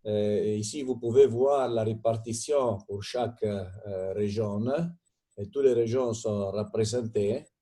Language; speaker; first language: French; non-native, fluent; Italian